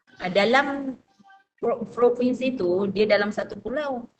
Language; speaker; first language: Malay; non-native, local second language; Buginese